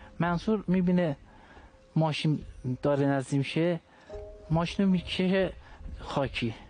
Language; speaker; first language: Persian; non-native, local second language; Azerbaijani